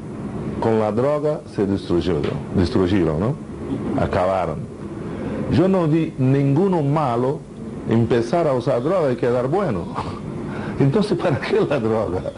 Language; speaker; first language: Spanish; non-native, fluent; Portuguese